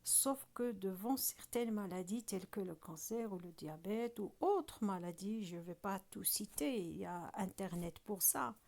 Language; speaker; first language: French; non-native, local second language; Arabic